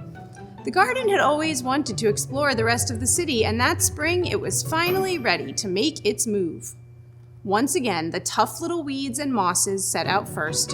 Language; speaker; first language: English; native; English